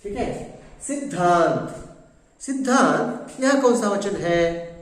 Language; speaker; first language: Hindi; non-native, local second language; Kannada